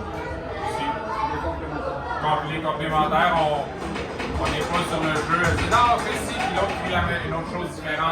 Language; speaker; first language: French; native; French